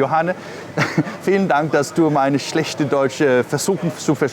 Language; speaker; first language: German; non-native, learner; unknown